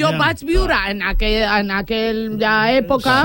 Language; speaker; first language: Catalan; non-native, local second language; Spanish